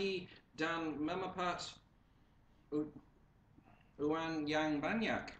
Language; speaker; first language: Indonesian; non-native, learner; English